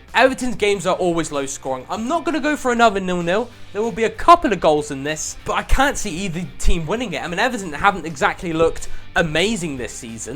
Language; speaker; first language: English; native; English